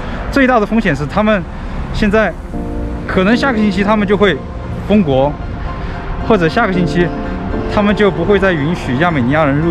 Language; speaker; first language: Chinese; native; Chinese